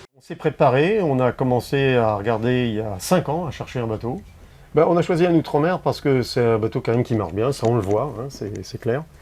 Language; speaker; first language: French; native; French